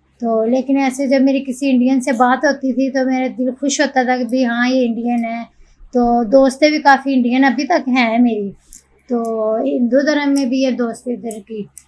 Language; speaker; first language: Urdu; non-native, local second language; Punjabi